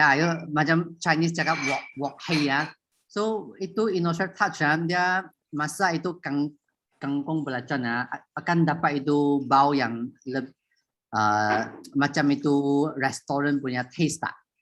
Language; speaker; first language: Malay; non-native, local second language; Chinese